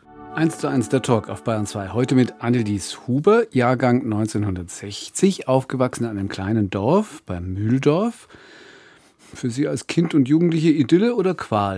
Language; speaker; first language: German; native; German